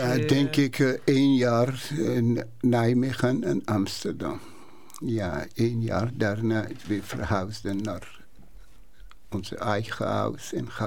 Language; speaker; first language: Dutch; non-native, learner; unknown